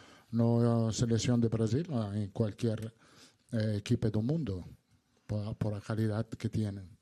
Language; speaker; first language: Spanish; non-native, learner; Italian